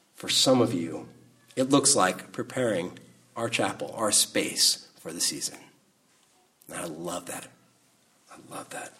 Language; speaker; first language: English; native; English